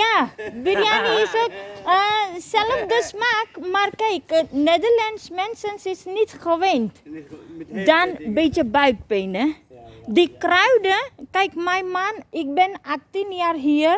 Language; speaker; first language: Dutch; non-native, learner; Hindi